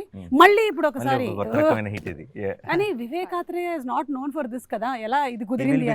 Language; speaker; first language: Telugu; native; Telugu